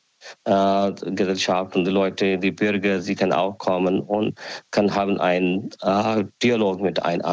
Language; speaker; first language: German; non-native, learner; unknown